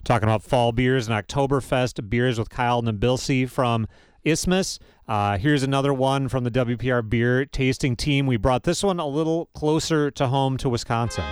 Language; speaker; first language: English; native; English